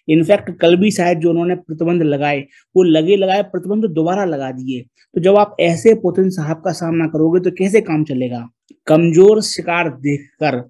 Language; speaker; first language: Hindi; native; Hindi